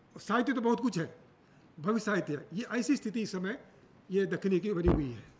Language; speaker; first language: Hindi; non-native, local second language; Telugu